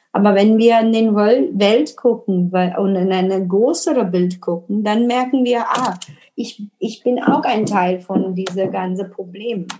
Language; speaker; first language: German; non-native, fluent; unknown